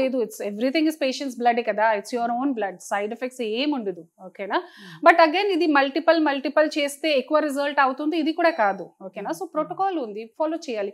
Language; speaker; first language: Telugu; non-native, fluent; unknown